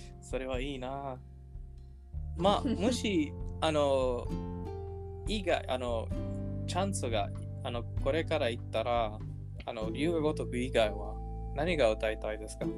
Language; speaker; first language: Japanese; non-native, learner; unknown